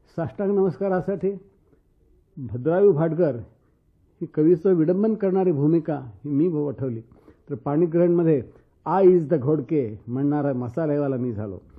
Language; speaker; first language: Marathi; native; Marathi